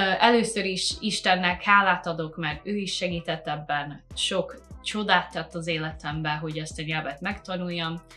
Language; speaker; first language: Hungarian; non-native, fluent; English